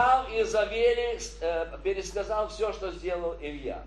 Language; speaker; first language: Polish; non-native, learner; Russian